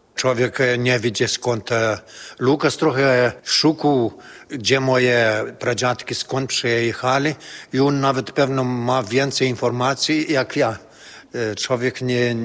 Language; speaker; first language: Polish; early bilingual, heritage; Polish